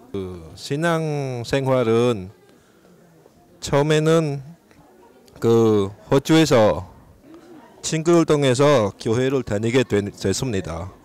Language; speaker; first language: Korean; non-native, learner; Indonesian